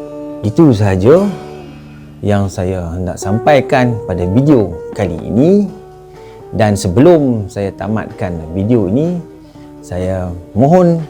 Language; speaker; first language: Malay; native; Malay